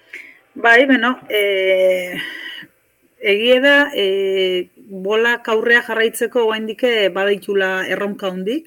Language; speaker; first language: Basque; native; Basque